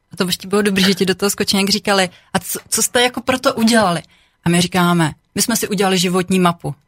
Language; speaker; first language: Czech; native; Czech